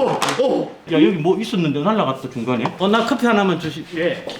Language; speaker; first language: Korean; native; Korean